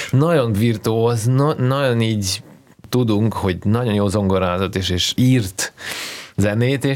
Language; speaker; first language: Hungarian; non-native, fluent; Russian